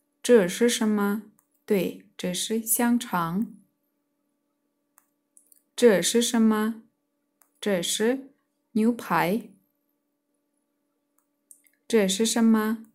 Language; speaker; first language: Chinese; non-native, fluent; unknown